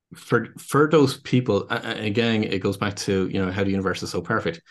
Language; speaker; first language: English; native; English